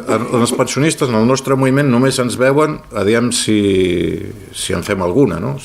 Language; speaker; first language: Catalan; native; Catalan